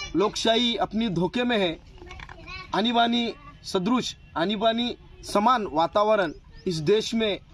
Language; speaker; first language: Hindi; non-native, local second language; Marathi